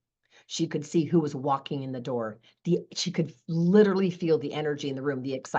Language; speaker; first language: English; native; English